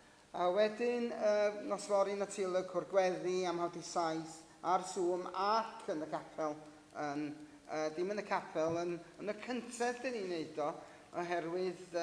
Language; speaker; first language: Welsh; native; Welsh